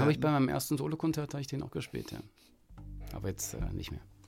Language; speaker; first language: German; native; German